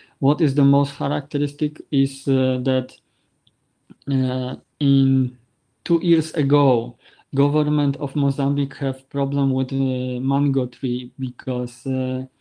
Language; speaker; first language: English; non-native, learner; Polish